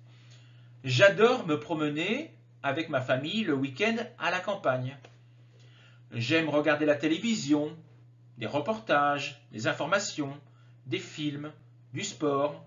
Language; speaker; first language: French; native; French